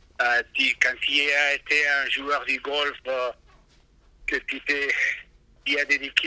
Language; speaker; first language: French; non-native, fluent; Spanish